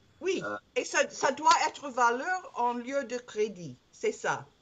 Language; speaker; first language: French; non-native, learner; English